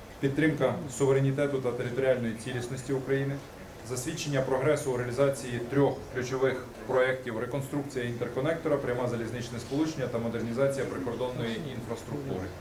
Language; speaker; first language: Ukrainian; native; Ukrainian